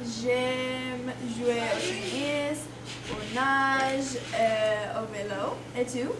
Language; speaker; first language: French; non-native, learner; English